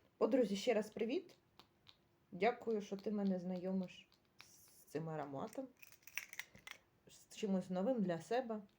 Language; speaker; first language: Ukrainian; native; Ukrainian